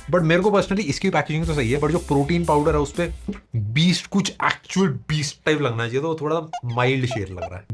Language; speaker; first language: Hindi; native; Hindi